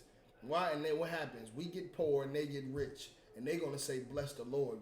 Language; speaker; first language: English; native; English